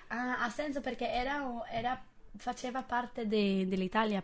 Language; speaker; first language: Italian; non-native, fluent; English